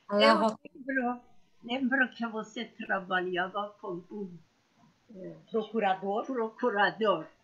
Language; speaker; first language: Portuguese; non-native, learner; Persian